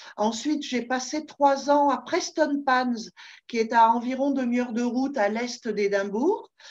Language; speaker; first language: French; native; French